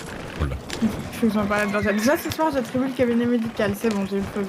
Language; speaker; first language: French; native; French